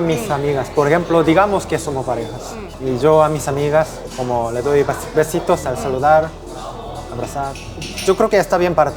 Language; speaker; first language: Spanish; non-native, fluent; Korean